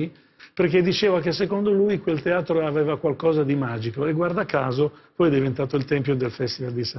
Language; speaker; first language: Italian; native; Italian